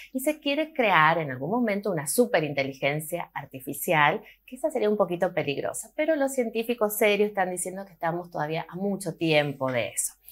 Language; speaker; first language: Spanish; native; Spanish